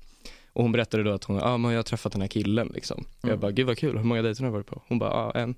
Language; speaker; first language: Swedish; native; Swedish